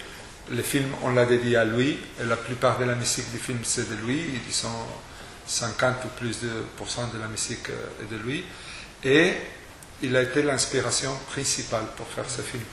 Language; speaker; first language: French; non-native, fluent; Spanish